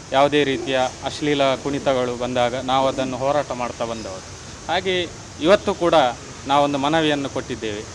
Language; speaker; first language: Kannada; non-native, local second language; Tulu